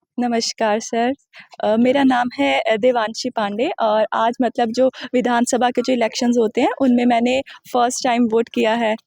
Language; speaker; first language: Hindi; native; Hindi